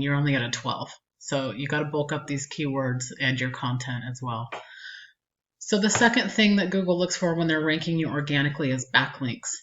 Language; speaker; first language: English; native; English